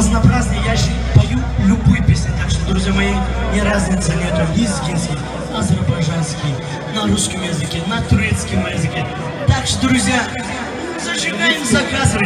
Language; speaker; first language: Russian; non-native, fluent; Lezghian